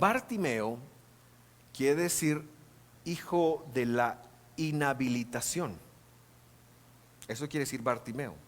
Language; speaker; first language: Spanish; native; Spanish